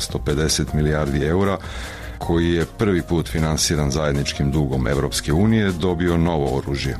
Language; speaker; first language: Croatian; native; Croatian